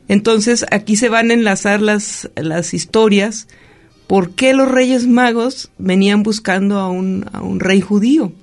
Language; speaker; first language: Spanish; native; Spanish